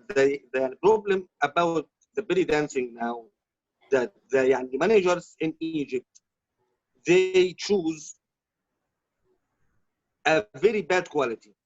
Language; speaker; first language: English; non-native, learner; Arabic